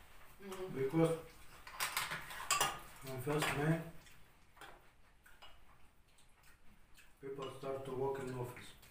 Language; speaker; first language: English; non-native, learner; Russian